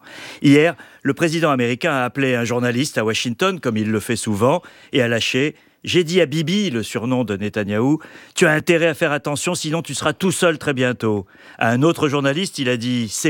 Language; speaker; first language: French; native; French